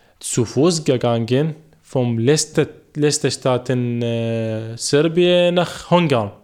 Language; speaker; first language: German; non-native, learner; Arabic